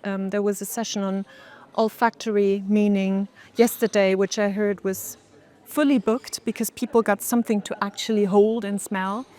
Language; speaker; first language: English; non-native, fluent; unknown